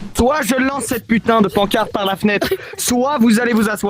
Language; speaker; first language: French; native; French